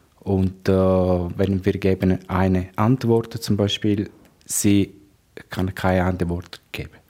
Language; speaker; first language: German; non-native, learner; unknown